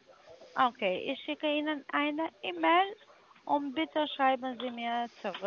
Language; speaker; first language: German; non-native, learner; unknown